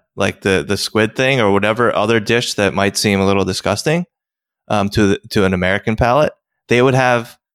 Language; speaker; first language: English; native; English